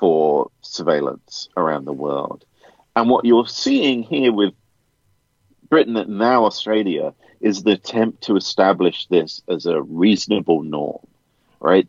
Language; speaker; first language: English; native; English